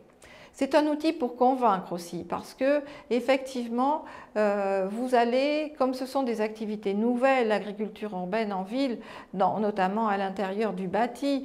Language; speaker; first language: French; native; French